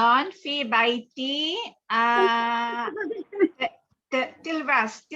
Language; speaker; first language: Arabic; non-native, learner; Malay